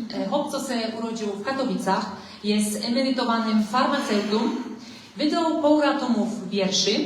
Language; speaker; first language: Polish; native; Polish